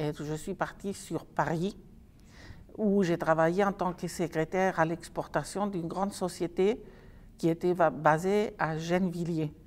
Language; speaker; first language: French; non-native, fluent; Dutch